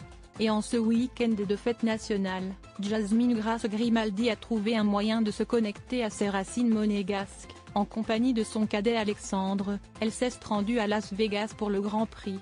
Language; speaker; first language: French; native; French